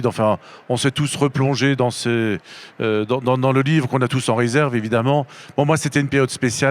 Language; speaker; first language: French; native; French